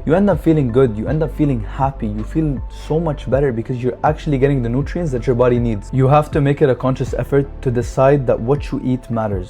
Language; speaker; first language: English; non-native, fluent; Arabic